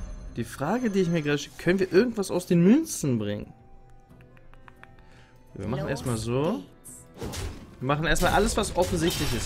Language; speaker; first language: German; native; German